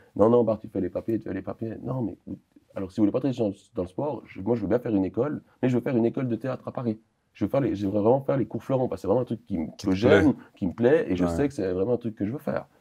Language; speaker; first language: French; native; French